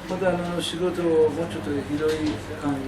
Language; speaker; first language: Japanese; non-native, learner; Persian